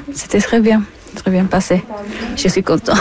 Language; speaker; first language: French; non-native, learner; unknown